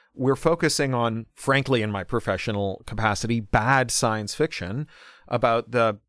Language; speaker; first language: English; native; English